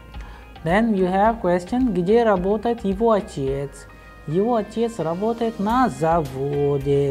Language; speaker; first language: Russian; non-native, fluent; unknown